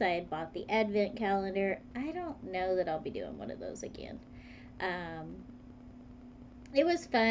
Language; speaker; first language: English; native; English